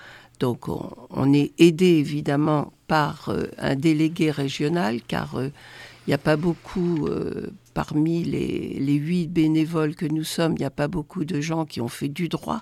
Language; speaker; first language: French; native; French